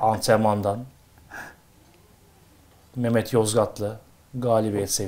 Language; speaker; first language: Turkish; native; Turkish